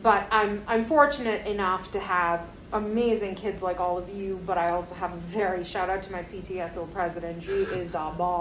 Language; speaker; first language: English; non-native, local second language; Hindi